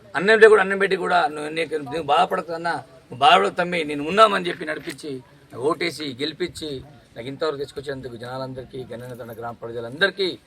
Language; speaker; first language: Telugu; non-native, local second language; Lambadi